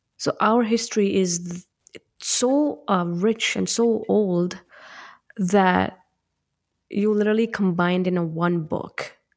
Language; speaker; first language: English; non-native, local second language; Punjabi